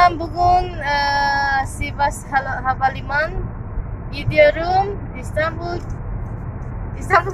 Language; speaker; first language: Turkish; non-native, learner; Indonesian